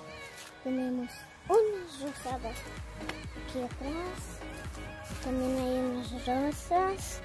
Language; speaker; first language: Spanish; early bilingual, heritage; Spanish